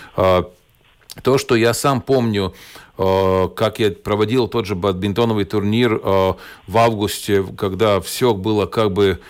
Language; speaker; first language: Russian; non-native, local second language; Latvian